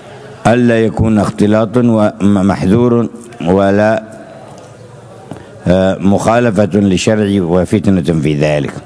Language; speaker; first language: Arabic; native; Arabic